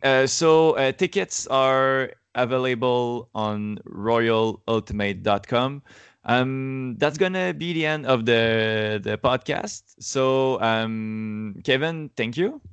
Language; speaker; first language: English; non-native, learner; French